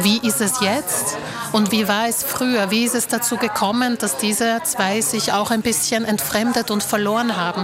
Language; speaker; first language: German; early bilingual, other home language; Slovak